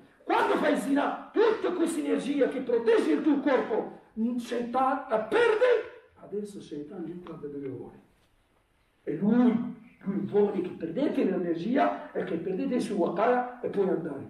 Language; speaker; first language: Italian; non-native, fluent; Arabic